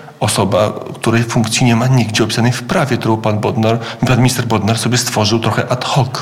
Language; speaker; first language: Polish; native; Polish